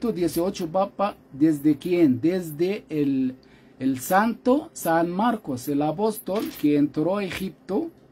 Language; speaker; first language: Spanish; non-native, fluent; Arabic